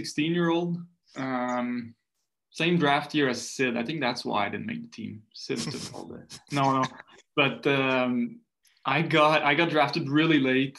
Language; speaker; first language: English; non-native, fluent; French